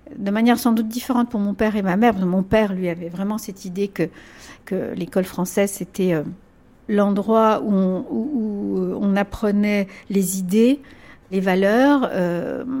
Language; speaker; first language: French; early bilingual, other home language; Spanish